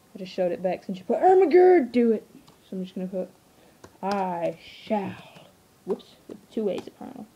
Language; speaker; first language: English; native; English